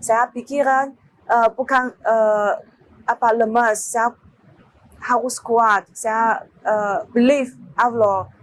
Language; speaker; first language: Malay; non-native, learner; Chinese